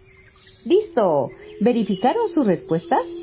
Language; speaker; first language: Spanish; native; Spanish